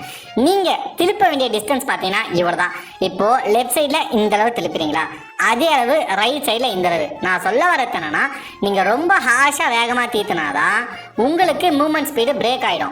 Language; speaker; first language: Tamil; native; Tamil